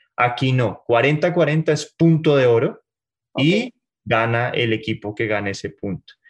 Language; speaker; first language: Spanish; native; Spanish